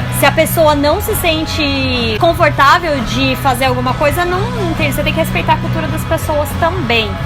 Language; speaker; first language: Portuguese; native; Portuguese